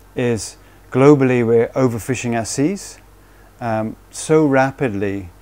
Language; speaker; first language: English; native; English